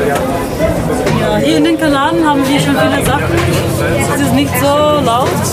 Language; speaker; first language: German; non-native, fluent; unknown